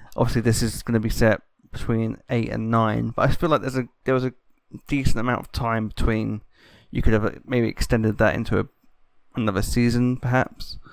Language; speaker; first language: English; native; English